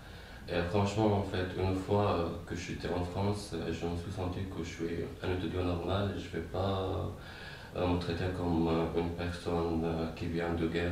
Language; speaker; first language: French; non-native, fluent; Arabic